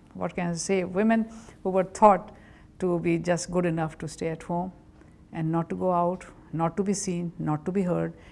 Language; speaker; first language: English; non-native, local second language; Urdu